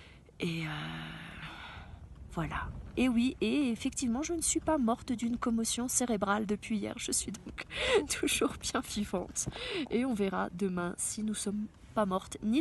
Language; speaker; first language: French; native; French